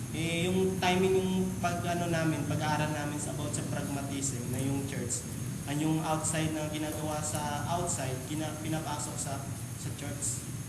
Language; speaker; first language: Filipino; non-native, local second language; Cebuano